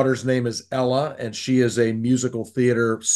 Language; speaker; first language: English; native; English